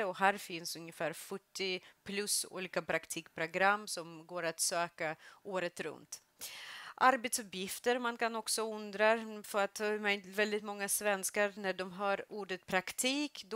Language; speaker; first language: Swedish; non-native, fluent; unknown